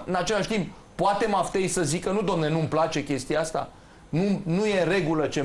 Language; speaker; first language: Romanian; native; Romanian